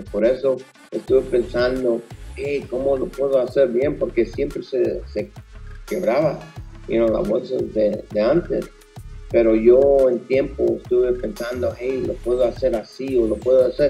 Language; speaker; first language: Spanish; early bilingual, heritage; Spanish